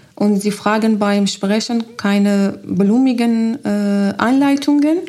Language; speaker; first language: German; non-native, fluent; Persian